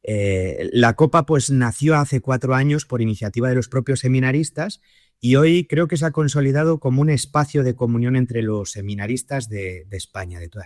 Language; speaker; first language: Spanish; native; Spanish